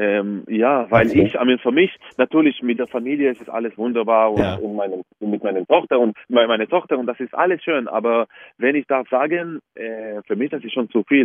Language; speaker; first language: German; non-native, fluent; Hebrew